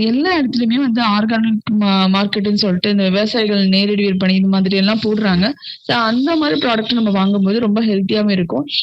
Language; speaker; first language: Tamil; native; Tamil